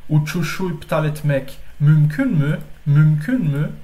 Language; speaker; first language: Turkish; non-native, learner; Portuguese